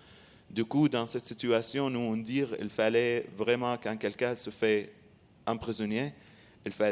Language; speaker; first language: French; non-native, learner; Arabic